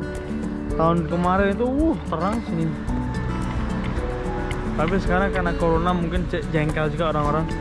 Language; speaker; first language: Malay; non-native, local second language; Javanese